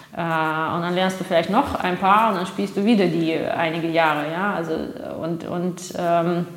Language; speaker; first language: German; non-native, fluent; Russian